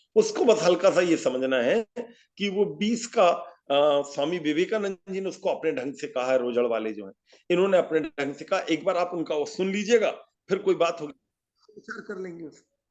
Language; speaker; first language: Hindi; native; Hindi